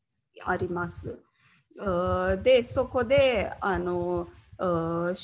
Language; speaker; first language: Japanese; non-native, learner; Slovenian